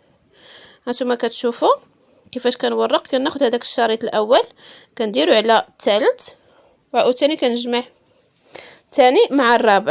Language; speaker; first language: Arabic; native; Arabic